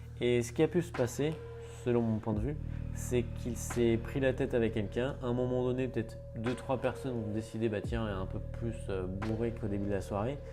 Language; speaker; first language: French; native; French